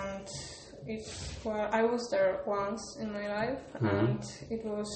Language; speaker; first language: English; non-native, learner; Polish